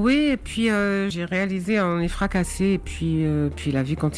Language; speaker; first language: French; native; French